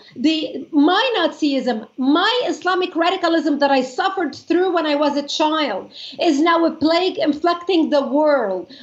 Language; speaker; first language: English; non-native, fluent; Arabic